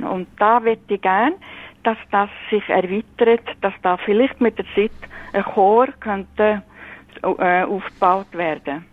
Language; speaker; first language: German; non-native, fluent; Norwegian